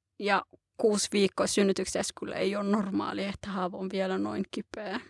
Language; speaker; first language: Finnish; early bilingual, other home language; Somali